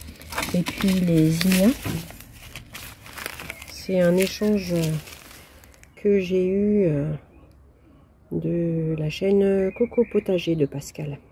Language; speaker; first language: French; native; French